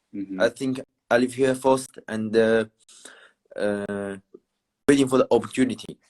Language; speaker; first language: English; non-native, learner; Chinese